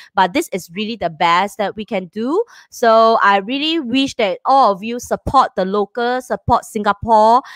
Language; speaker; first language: English; non-native, local second language; Chinese